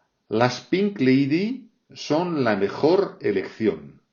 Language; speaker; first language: Spanish; non-native, fluent; French